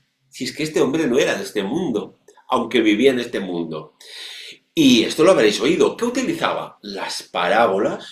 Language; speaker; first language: Spanish; non-native, local second language; Catalan